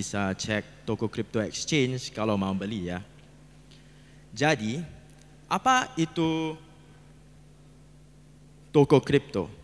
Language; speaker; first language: Indonesian; non-native, learner; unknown